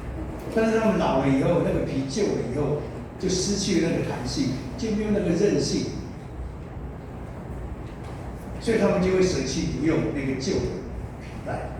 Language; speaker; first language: Chinese; non-native, local second language; Amis